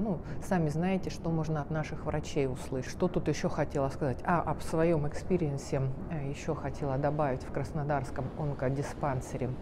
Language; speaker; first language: Russian; native; Russian